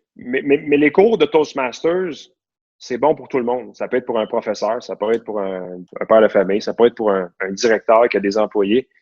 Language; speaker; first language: French; native; French